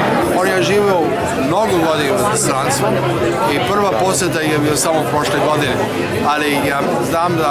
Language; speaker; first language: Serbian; early bilingual, heritage; English